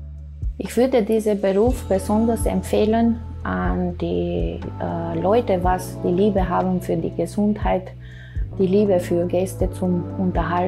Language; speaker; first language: German; non-native, fluent; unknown